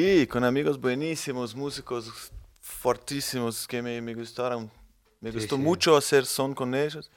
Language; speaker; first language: Spanish; non-native, fluent; Portuguese